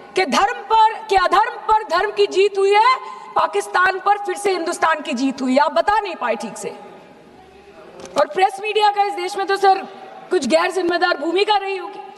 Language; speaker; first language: Hindi; non-native, local second language; Bangla